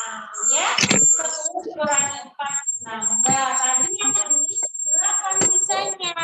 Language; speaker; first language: Indonesian; native; Indonesian